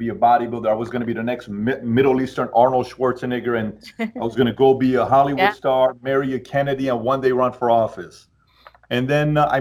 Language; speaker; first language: English; early bilingual, other home language; Persian